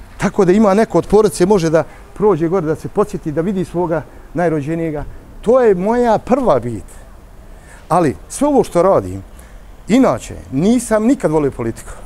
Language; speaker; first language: Serbian; native; Serbian